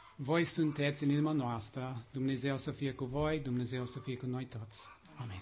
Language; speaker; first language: Romanian; non-native, learner; English